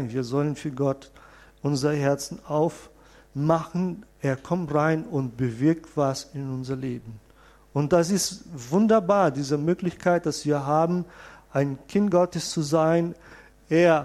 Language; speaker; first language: German; non-native, fluent; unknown